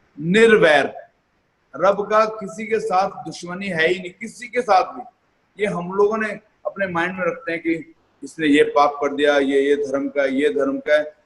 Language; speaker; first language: Hindi; non-native, local second language; Punjabi